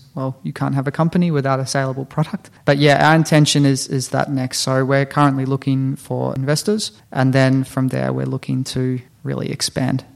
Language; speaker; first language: English; native; English